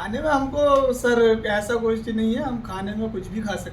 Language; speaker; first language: Hindi; native; Hindi